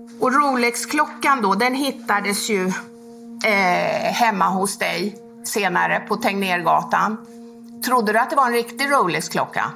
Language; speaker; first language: Swedish; native; Swedish